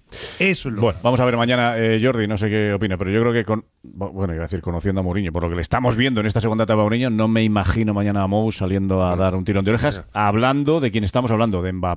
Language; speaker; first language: Spanish; native; Spanish